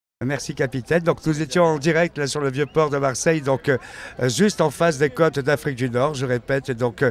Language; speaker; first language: French; native; French